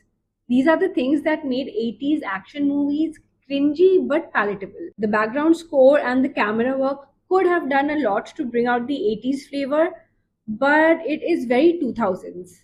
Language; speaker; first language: English; non-native, local second language; Hindi